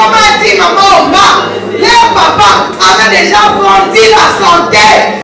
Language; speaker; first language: French; non-native, local second language; Lingala